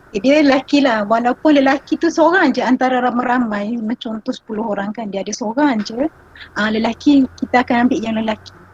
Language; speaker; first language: Malay; native; Malay